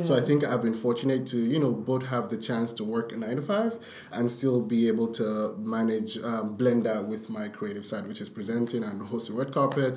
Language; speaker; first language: English; non-native, local second language; Yoruba